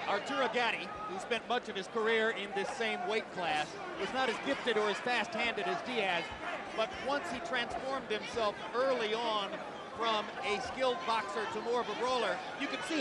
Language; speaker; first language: English; native; English